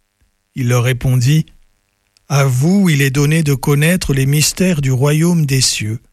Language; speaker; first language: French; native; French